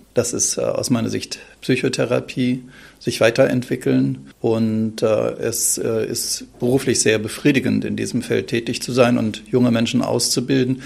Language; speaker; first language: German; native; German